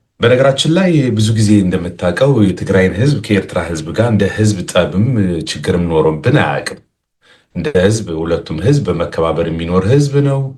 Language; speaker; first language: Amharic; non-native, local second language; Tigrinya